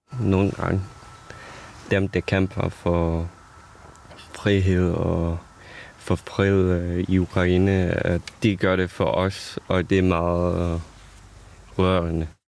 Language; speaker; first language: Danish; non-native, fluent; Ukrainian